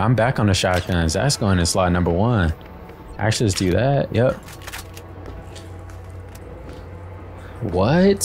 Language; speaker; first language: English; native; English